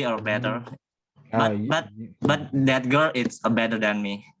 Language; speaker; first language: English; non-native, learner; Indonesian